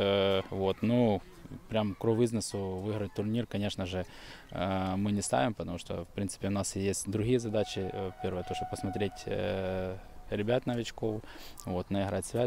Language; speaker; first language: Russian; native; Russian